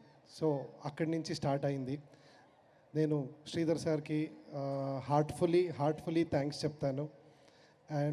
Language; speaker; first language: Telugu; non-native, learner; Kannada